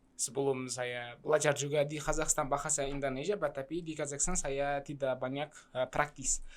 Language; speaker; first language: Indonesian; non-native, learner; Kazakh